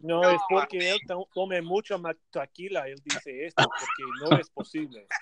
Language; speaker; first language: Spanish; non-native, learner; English